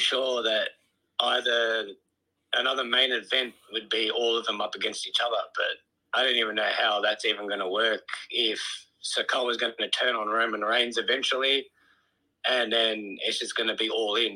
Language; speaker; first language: English; native; English